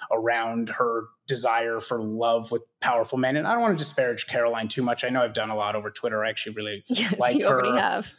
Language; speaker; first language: English; native; English